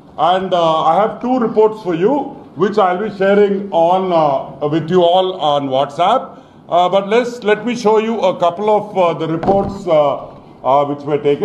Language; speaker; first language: English; non-native, local second language; Telugu